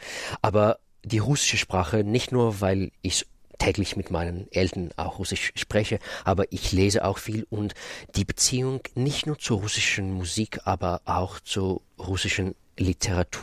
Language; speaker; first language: German; non-native, fluent; Russian